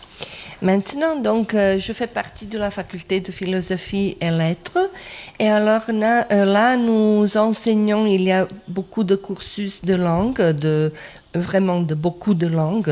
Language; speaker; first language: French; non-native, fluent; Croatian